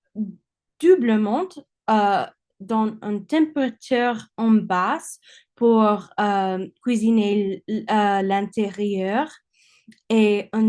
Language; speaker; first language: French; non-native, learner; English